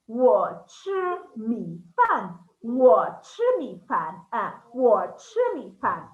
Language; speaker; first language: Chinese; non-native, fluent; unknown